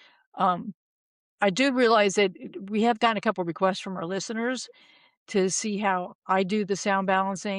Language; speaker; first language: English; native; English